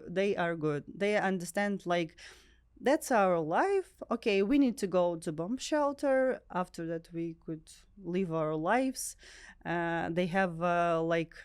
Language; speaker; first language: English; non-native, learner; Ukrainian